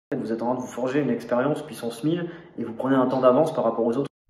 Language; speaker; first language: French; native; French